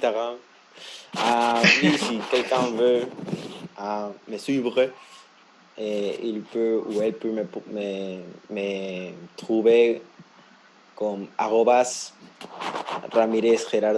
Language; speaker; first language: French; non-native, fluent; Spanish